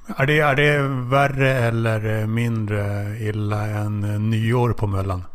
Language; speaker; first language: Swedish; native; Swedish